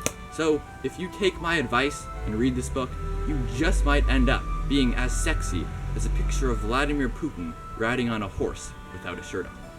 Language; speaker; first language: English; native; English